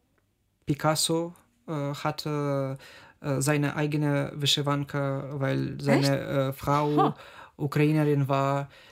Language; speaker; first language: German; non-native, fluent; Ukrainian